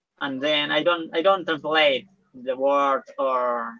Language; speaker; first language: English; non-native, learner; Spanish